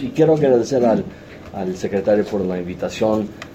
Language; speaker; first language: Spanish; non-native, fluent; Greek